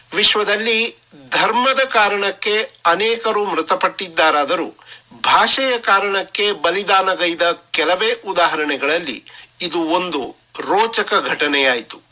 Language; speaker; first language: Kannada; non-native, local second language; Marathi